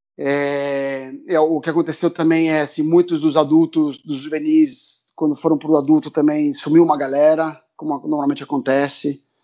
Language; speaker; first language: Portuguese; early bilingual, other home language; Spanish